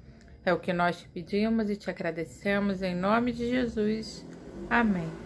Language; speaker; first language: Portuguese; native; Portuguese